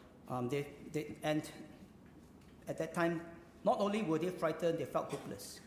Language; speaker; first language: English; non-native, local second language; Chinese